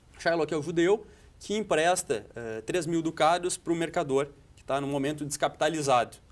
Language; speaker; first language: Portuguese; native; Portuguese